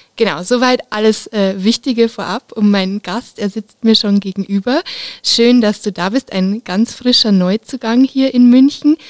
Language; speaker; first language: German; native; German